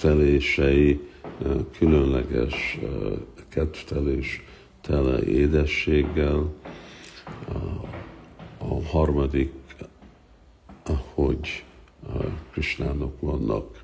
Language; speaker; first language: Hungarian; early bilingual, heritage; Hungarian